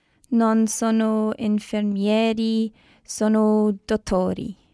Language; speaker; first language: Italian; non-native, learner; English